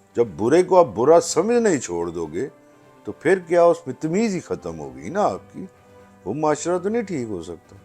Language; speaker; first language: Urdu; non-native, local second language; Pahari-Potwari